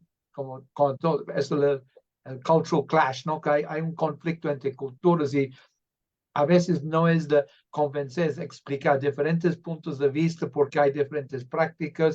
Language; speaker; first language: Spanish; non-native, fluent; English